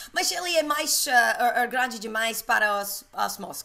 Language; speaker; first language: Portuguese; non-native, learner; English